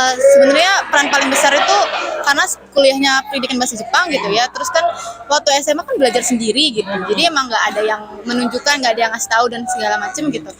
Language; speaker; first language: Indonesian; native; Indonesian